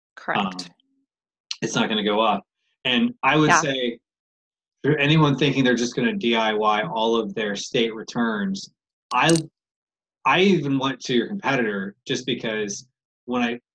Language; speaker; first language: English; native; English